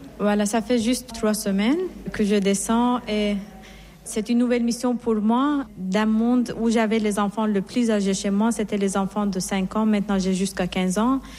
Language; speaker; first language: French; non-native, fluent; Persian